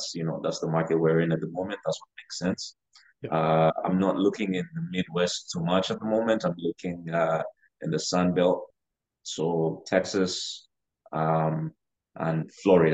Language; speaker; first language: English; non-native, local second language; Ganda